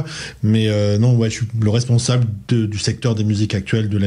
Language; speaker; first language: French; native; French